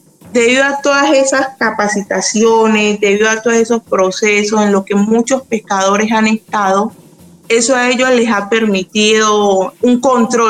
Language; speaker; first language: Spanish; native; Spanish